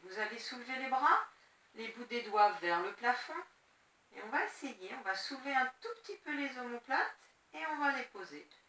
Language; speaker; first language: French; native; French